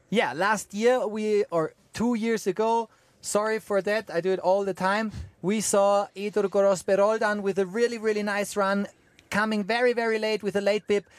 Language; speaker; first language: English; non-native, fluent; German